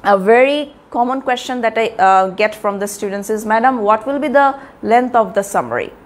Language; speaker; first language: English; non-native, local second language; Bangla